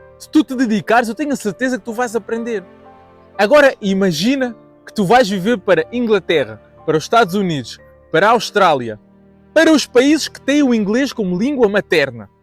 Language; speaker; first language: Portuguese; native; Portuguese